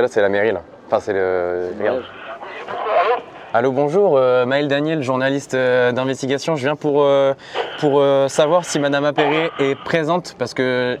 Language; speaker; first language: French; native; French